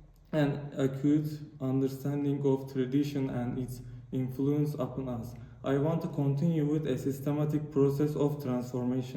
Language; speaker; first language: English; non-native, learner; Turkish